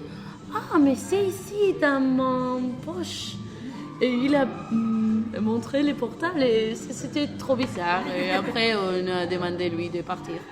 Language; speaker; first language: French; non-native, learner; Spanish